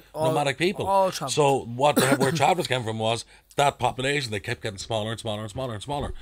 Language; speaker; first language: English; native; English